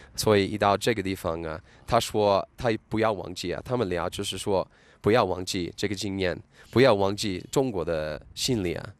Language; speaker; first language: Chinese; non-native, fluent; English